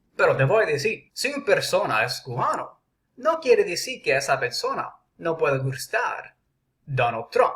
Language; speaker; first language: Spanish; early bilingual, heritage; Spanish